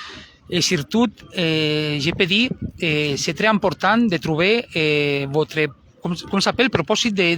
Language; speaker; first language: French; non-native, learner; Spanish